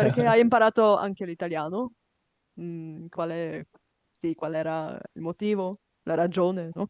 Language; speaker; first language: Italian; non-native, fluent; Bulgarian